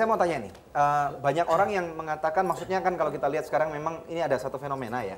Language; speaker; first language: Indonesian; native; Indonesian